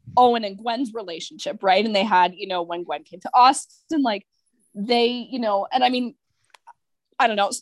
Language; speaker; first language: English; native; English